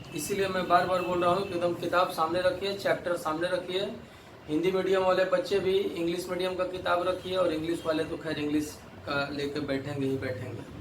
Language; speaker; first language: Hindi; native; Hindi